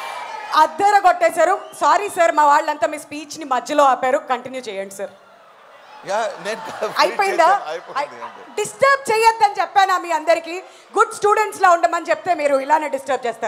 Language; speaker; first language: Telugu; native; Telugu